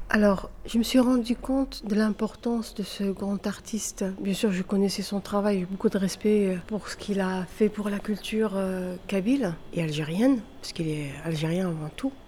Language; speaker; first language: French; non-native, local second language; Arabic